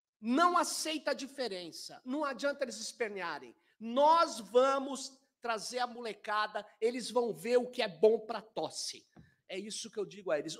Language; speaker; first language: Portuguese; native; Portuguese